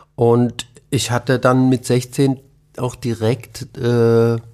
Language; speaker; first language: German; native; German